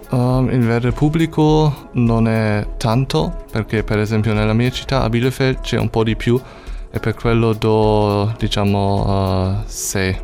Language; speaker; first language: Italian; non-native, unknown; German